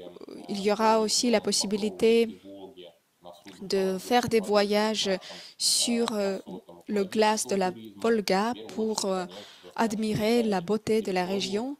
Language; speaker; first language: French; non-native, fluent; Russian